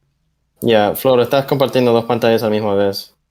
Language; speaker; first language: Spanish; early bilingual, heritage; Spanish